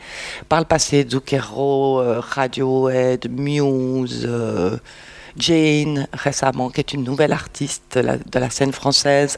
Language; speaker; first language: French; native; French